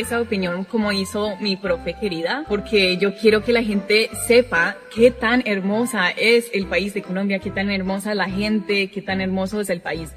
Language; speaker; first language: Spanish; non-native, fluent; English